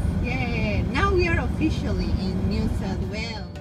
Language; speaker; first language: English; non-native, learner; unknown